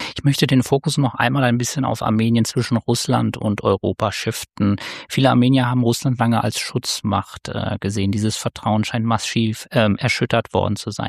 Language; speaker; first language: German; native; German